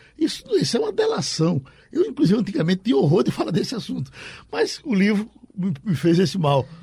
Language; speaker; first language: Portuguese; native; Portuguese